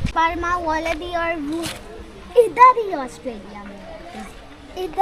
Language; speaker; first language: Hindi; early bilingual, heritage; Urdu